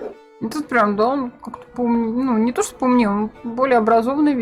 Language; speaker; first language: Russian; native; Russian